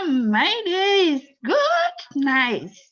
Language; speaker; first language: English; non-native, learner; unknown